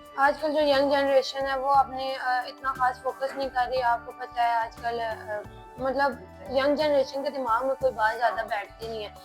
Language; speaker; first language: Urdu; native; Urdu